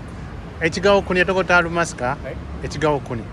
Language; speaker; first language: Japanese; non-native, learner; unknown